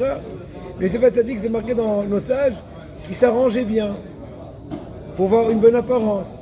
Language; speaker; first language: French; native; French